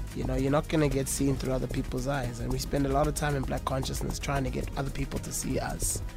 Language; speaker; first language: English; non-native, local second language; Zulu